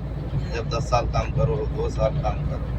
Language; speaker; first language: Hindi; non-native, local second language; Telugu